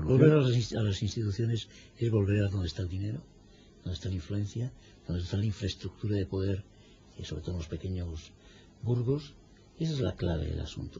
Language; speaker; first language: Spanish; native; Spanish